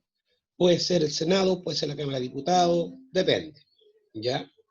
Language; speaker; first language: Spanish; native; Spanish